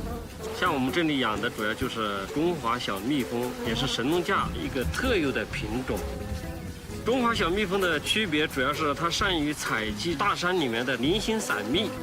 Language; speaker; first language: Chinese; native; Chinese